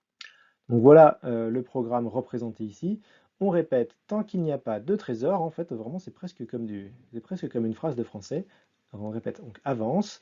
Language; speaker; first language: French; native; French